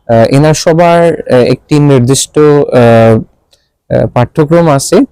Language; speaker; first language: Bangla; non-native, fluent; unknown